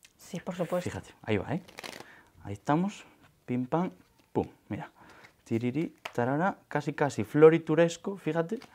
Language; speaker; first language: Spanish; native; Spanish